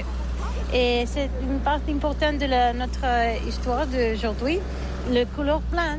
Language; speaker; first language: French; non-native, learner; Catalan